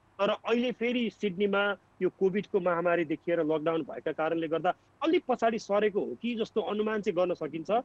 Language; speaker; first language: Nepali; native; Nepali